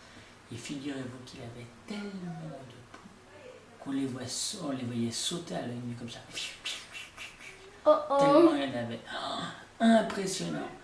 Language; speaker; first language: French; native; French